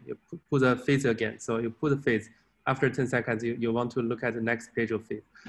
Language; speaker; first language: English; non-native, fluent; Chinese